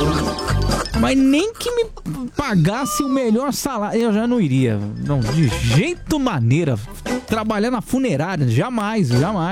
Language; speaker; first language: Portuguese; native; Portuguese